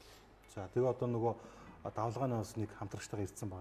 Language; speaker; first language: Mongolian; native; Mongolian